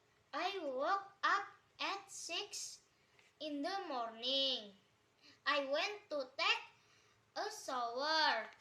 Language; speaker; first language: English; non-native, learner; Indonesian